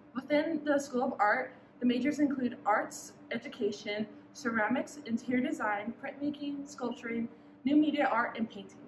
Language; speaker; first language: English; native; English